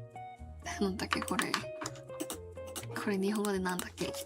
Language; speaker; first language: Japanese; non-native, learner; Korean